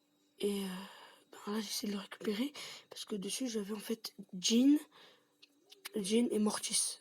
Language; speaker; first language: French; native; French